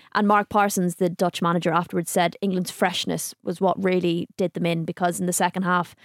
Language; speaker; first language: English; native; English